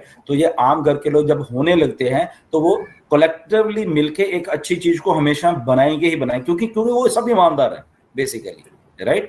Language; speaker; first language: Hindi; native; Hindi